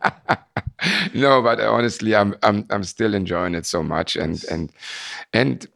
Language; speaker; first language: English; non-native, fluent; German